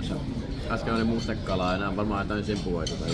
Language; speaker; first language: Finnish; native; Finnish